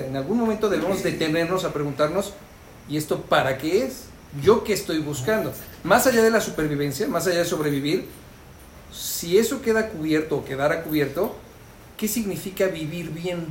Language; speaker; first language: Spanish; native; Spanish